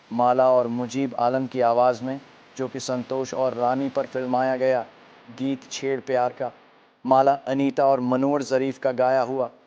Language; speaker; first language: Urdu; native; Urdu